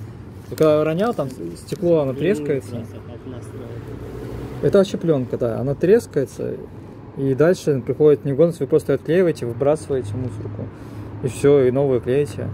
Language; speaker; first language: Russian; native; Russian